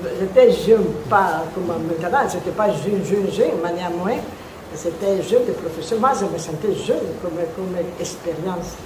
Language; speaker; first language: French; non-native, fluent; Italian